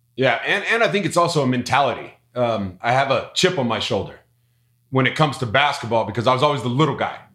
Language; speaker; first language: English; native; English